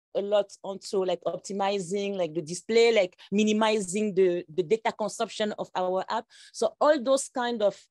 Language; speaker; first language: English; non-native, local second language; French